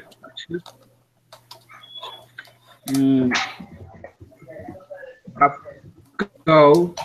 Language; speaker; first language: English; non-native, learner; Spanish